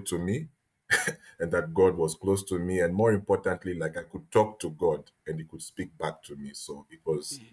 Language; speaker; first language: English; native; English